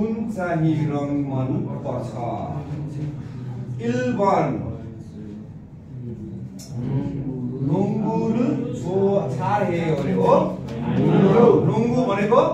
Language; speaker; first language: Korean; non-native, fluent; Nepali